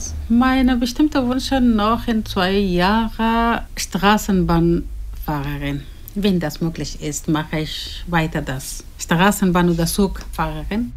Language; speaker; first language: German; non-native, learner; Persian